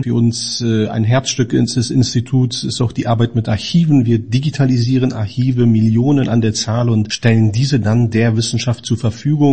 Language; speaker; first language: German; native; German